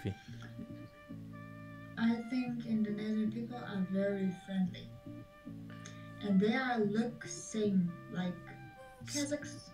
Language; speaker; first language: English; non-native, learner; Kazakh